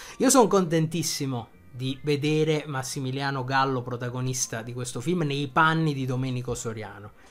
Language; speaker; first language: Italian; native; Italian